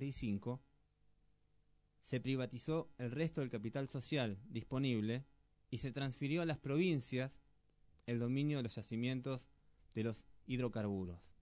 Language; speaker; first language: Spanish; native; Spanish